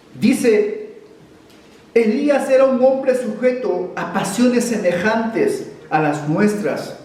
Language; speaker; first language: Spanish; native; Spanish